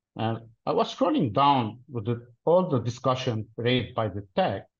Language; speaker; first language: English; non-native, fluent; Arabic